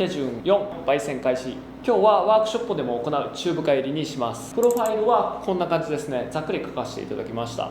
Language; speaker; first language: Japanese; native; Japanese